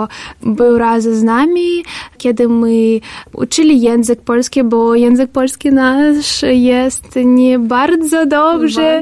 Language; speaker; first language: Polish; non-native, learner; Russian